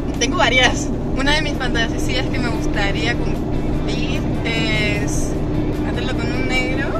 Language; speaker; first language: Spanish; early bilingual, other home language; Romanian